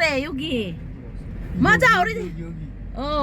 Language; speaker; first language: Korean; non-native, learner; Filipino